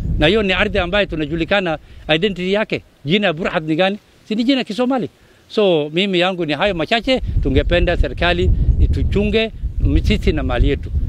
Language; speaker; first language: Swahili; non-native, local second language; Somali